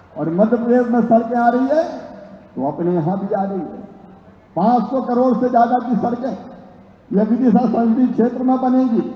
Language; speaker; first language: Hindi; native; Hindi